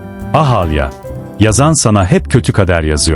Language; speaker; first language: Turkish; native; Turkish